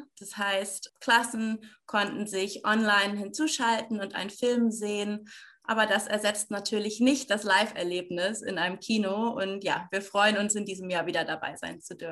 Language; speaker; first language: German; native; German